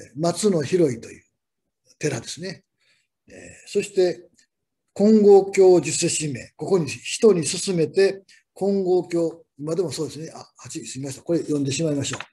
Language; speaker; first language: Japanese; native; Japanese